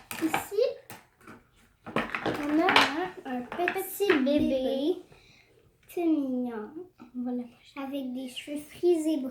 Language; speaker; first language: French; native; French